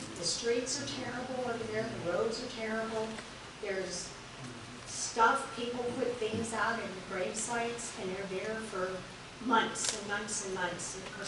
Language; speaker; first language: English; native; English